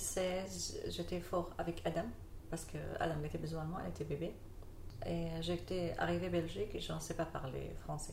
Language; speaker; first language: French; non-native, learner; Arabic